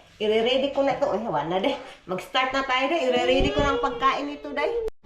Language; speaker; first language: Filipino; non-native, local second language; Cebuano